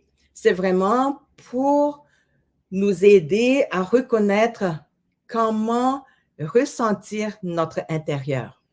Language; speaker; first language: French; non-native, fluent; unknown